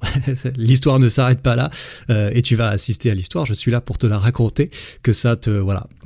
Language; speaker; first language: French; native; French